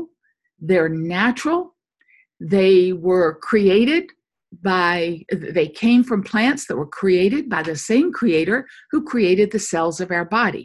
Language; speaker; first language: English; native; English